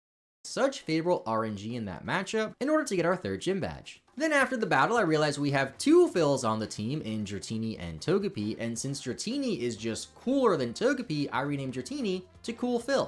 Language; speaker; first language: English; native; English